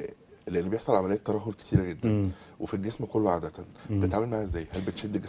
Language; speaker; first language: Arabic; native; Arabic